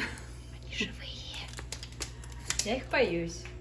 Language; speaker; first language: Russian; early bilingual, other home language; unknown